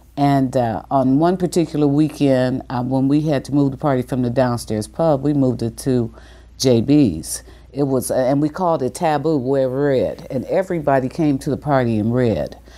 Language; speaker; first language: English; native; English